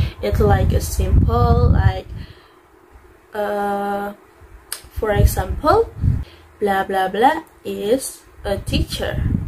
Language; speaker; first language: English; non-native, learner; Indonesian